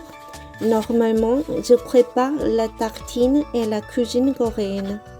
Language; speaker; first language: French; non-native, learner; Korean